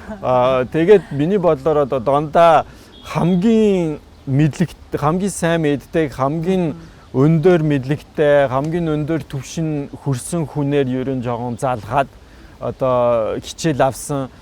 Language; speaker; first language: Mongolian; non-native, fluent; French